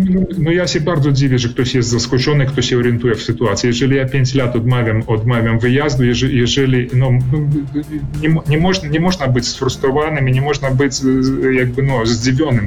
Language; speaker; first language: Polish; early bilingual, heritage; Polish